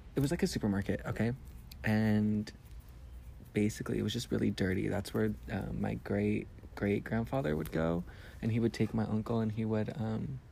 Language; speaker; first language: English; early bilingual, other home language; Spanish